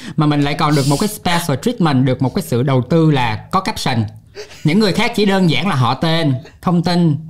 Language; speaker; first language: Vietnamese; native; Vietnamese